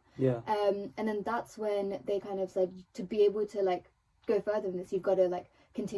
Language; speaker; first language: English; non-native, local second language; Telugu